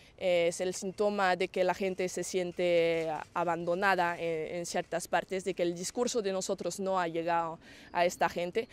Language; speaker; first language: Spanish; non-native, fluent; French